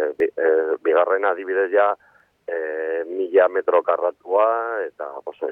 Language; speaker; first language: Basque; non-native, local second language; Spanish